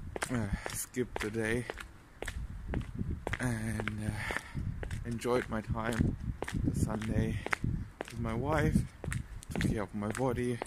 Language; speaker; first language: English; non-native, fluent; German